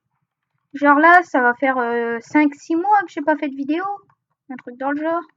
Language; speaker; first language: French; native; French